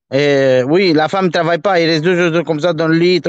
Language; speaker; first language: French; non-native, learner; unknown